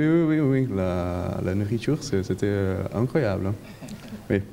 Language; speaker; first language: French; non-native, fluent; Portuguese